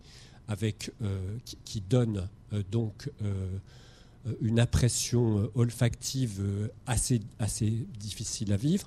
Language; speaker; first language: French; native; French